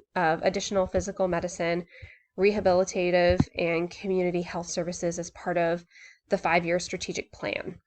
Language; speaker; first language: English; native; English